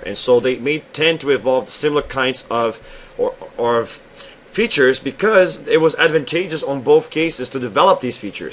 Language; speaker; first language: English; non-native, fluent; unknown